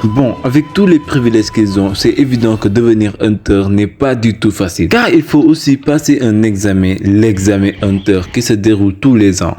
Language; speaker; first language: French; native; French